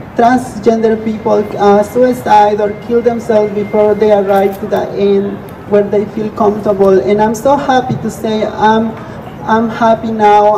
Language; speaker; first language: English; non-native, fluent; Spanish